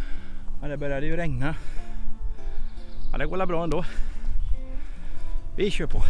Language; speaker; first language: Swedish; native; Swedish